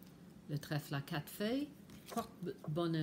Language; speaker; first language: French; non-native, fluent; English